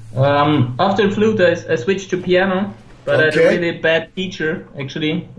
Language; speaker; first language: English; non-native, fluent; German